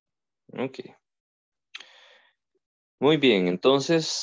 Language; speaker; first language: Spanish; native; Spanish